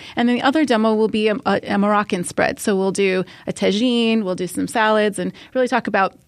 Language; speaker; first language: English; native; English